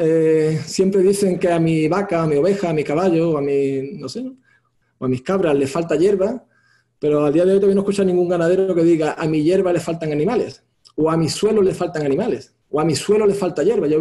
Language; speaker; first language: Spanish; native; Spanish